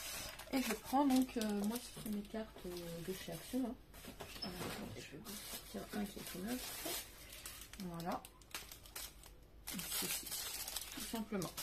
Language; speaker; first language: French; native; French